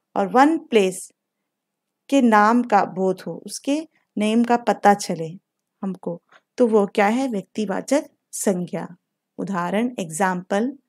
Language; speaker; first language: Hindi; non-native, local second language; Telugu